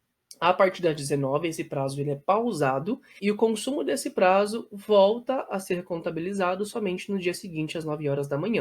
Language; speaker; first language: Portuguese; native; Portuguese